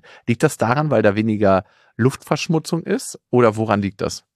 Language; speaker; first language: German; native; German